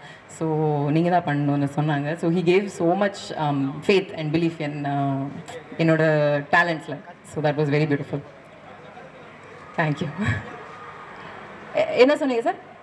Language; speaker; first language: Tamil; non-native, learner; Kannada